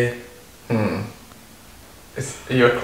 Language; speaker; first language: English; non-native, learner; Indonesian